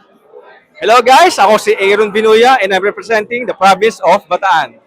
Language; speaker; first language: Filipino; native; Filipino